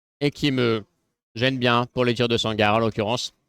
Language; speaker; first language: French; native; French